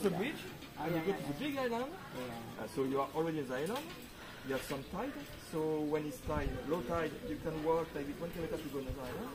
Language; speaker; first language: English; non-native, learner; French